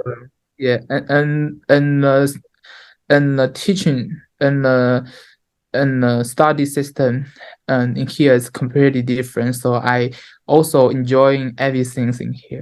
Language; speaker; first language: English; non-native, learner; Chinese